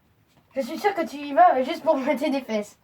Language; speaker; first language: French; native; French